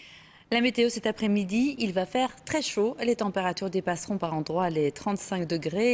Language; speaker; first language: French; native; French